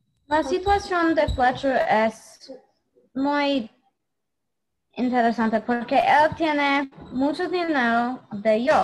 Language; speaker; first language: Spanish; non-native, learner; English